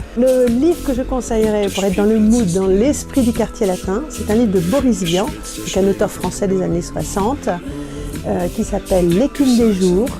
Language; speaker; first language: French; native; French